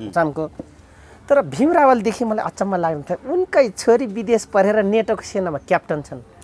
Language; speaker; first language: Nepali; non-native, local second language; Dangaura Tharu